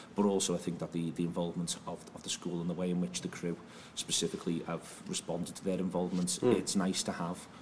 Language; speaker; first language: English; native; English